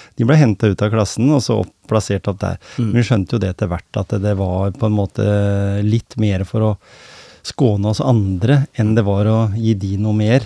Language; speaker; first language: Norwegian; native; Norwegian